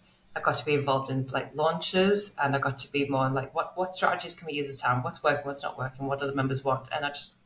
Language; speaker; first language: English; native; English